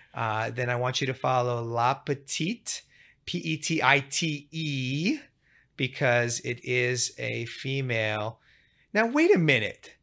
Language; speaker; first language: English; native; English